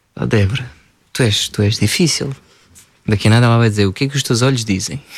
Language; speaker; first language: Portuguese; early bilingual, other home language; French